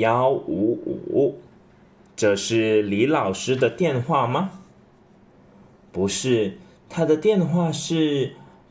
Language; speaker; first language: Chinese; non-native, fluent; English